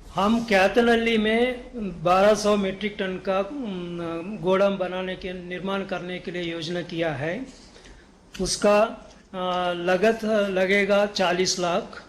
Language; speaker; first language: Hindi; non-native, local second language; Kannada